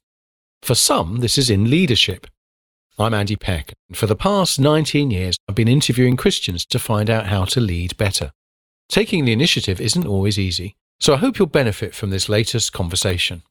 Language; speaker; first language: English; native; English